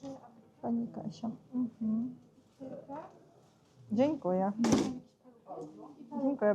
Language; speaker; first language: Polish; non-native, learner; Russian